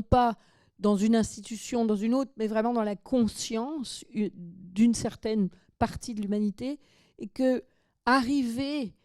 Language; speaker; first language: French; native; French